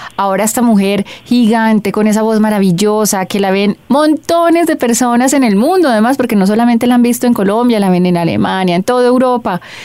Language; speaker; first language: Spanish; native; Spanish